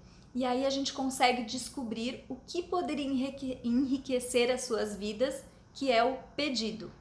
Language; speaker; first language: Portuguese; native; Portuguese